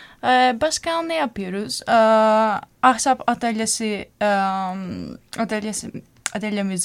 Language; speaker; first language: Turkish; non-native, learner; Finnish